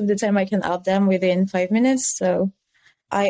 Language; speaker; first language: English; non-native, fluent; French